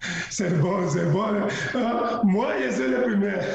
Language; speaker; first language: French; non-native, local second language; Spanish